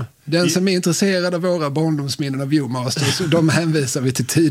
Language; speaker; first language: Swedish; native; Swedish